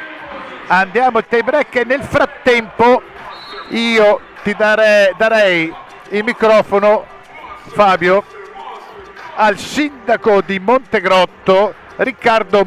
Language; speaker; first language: Italian; native; Italian